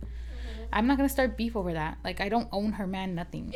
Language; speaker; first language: English; early bilingual, other home language; Spanish